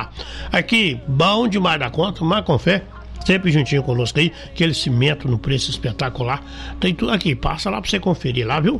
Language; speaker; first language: Portuguese; native; Portuguese